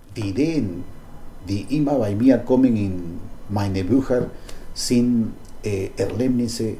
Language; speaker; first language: German; non-native, learner; Spanish